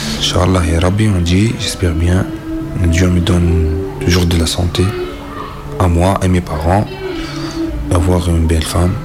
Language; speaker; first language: French; non-native, learner; Arabic